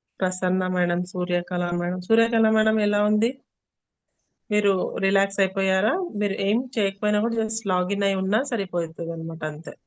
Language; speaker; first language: Telugu; native; Telugu